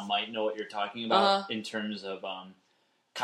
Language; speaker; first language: English; native; English